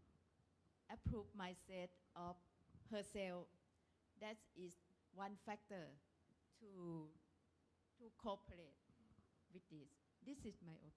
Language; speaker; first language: English; non-native, learner; Thai